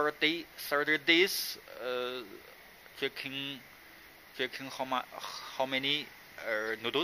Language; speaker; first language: English; non-native, learner; Chinese